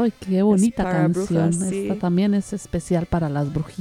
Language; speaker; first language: Spanish; native; Spanish